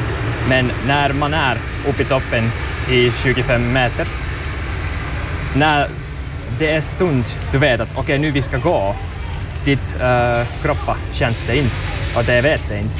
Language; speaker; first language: Swedish; non-native, learner; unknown